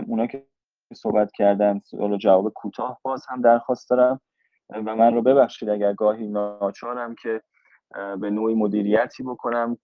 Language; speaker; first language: Persian; native; Persian